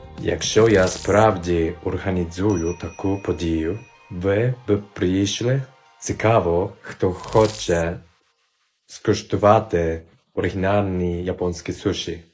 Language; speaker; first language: Ukrainian; non-native, fluent; Japanese